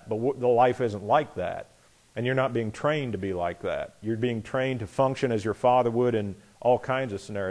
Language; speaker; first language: English; native; English